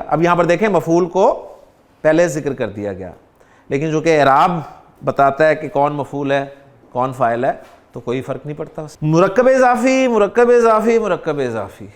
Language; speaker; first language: Urdu; native; Urdu